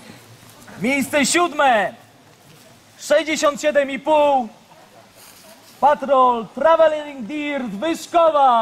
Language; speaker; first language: Polish; native; Polish